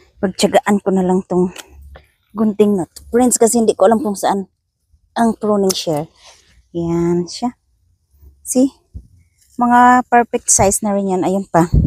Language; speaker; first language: Filipino; non-native, local second language; Masbatenyo